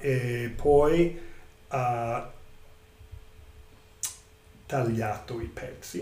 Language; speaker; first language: Italian; non-native, learner; English